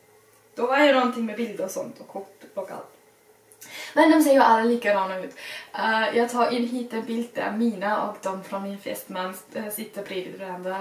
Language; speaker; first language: Swedish; non-native, fluent; German